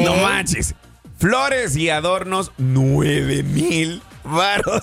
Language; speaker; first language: Spanish; native; Spanish